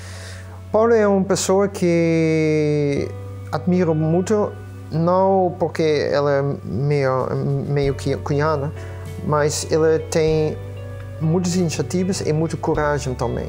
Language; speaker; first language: Portuguese; non-native, fluent; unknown